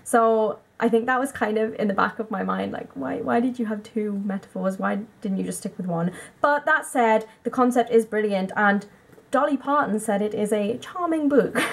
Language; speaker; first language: English; native; English